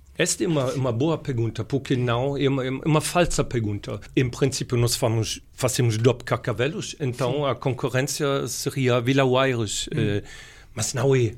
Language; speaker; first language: Portuguese; non-native, fluent; German